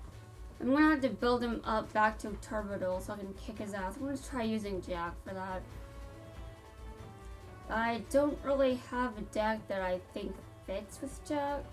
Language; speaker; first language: English; native; English